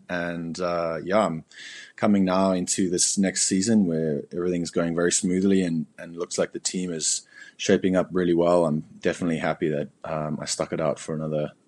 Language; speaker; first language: English; native; English